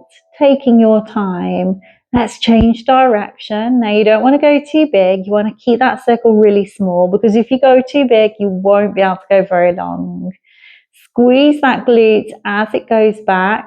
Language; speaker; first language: English; native; English